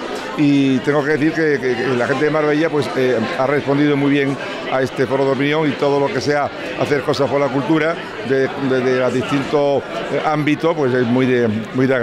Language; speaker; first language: Spanish; native; Spanish